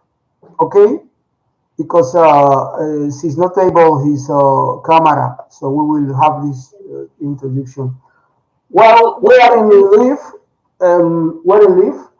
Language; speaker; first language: English; non-native, learner; Spanish